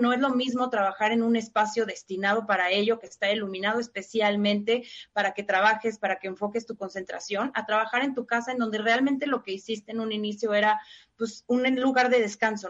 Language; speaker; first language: Spanish; native; Spanish